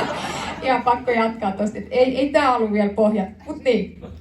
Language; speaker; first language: Finnish; native; Finnish